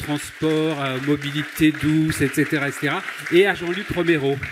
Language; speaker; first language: French; native; French